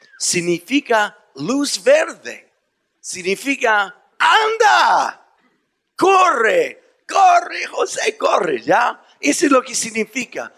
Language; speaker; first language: Spanish; non-native, fluent; English